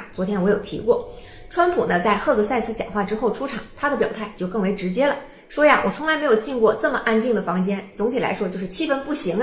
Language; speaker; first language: Chinese; native; Chinese